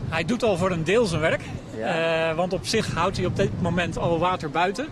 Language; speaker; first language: Dutch; native; Dutch